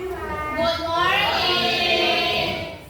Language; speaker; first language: English; non-native, learner; Indonesian